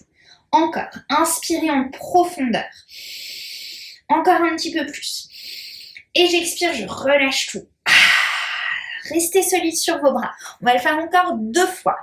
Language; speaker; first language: French; native; French